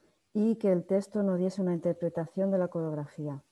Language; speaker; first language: Spanish; native; Spanish